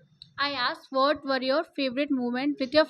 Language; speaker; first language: English; non-native, local second language; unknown